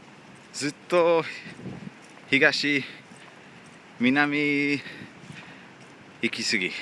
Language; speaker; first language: Japanese; non-native, learner; English